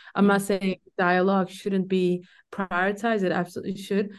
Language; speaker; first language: English; early bilingual, heritage; Danish